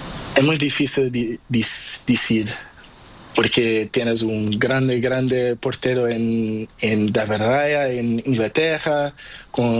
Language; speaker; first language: Spanish; non-native, learner; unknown